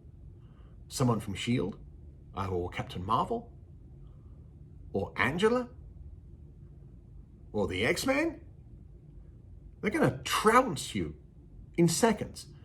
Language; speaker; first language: English; native; English